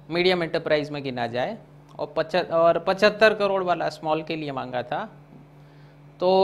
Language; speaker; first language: Hindi; non-native, local second language; Gujarati